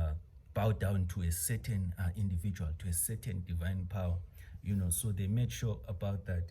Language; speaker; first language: English; non-native, local second language; Xhosa